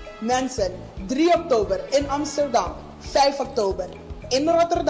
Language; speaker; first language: Dutch; non-native, local second language; Papiamento